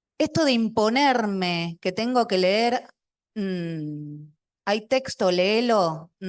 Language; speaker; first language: Spanish; non-native, local second language; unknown